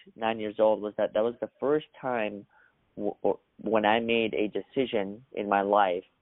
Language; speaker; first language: English; early bilingual, other home language; Russian